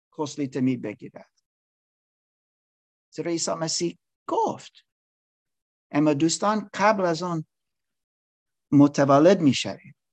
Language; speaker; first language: Persian; non-native, learner; English